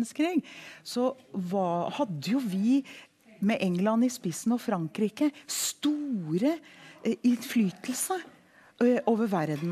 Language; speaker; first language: Norwegian; early bilingual, heritage; Norwegian